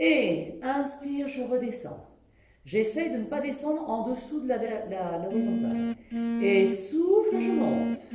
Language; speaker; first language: French; native; French